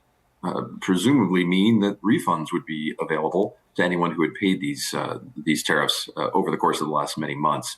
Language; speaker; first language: English; native; English